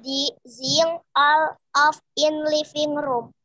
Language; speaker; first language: English; non-native, learner; Indonesian